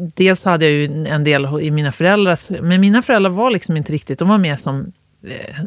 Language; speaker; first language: Swedish; native; Swedish